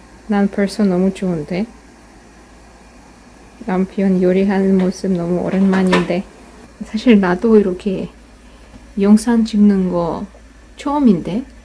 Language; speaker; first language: Korean; non-native, fluent; Russian